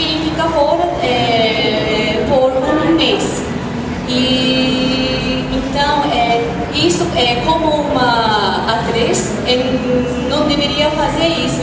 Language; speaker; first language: Portuguese; non-native, fluent; Japanese